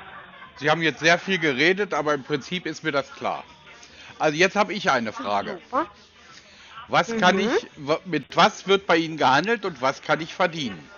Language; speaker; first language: German; native; German